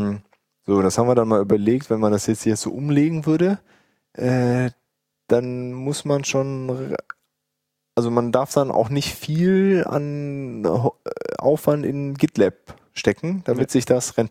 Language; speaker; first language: German; native; German